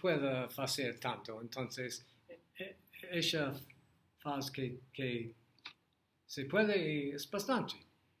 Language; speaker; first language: Spanish; non-native, learner; English